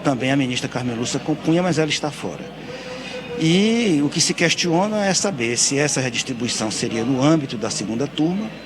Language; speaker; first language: Portuguese; native; Portuguese